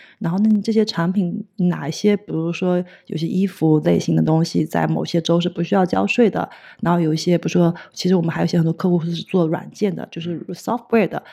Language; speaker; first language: Chinese; native; Chinese